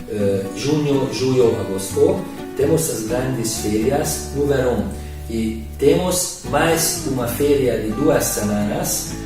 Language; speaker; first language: Portuguese; non-native, fluent; Hungarian